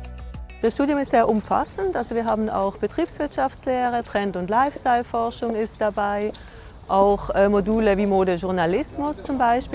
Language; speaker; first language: German; native; German